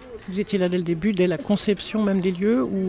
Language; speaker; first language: French; native; French